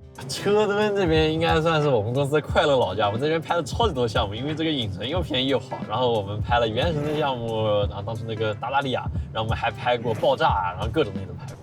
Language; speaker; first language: Chinese; native; Chinese